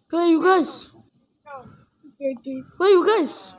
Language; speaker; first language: English; non-native, local second language; Malay